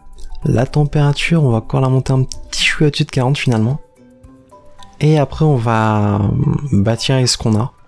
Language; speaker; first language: French; native; French